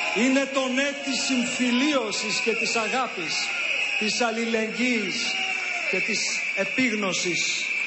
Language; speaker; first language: Greek; early bilingual, heritage; Greek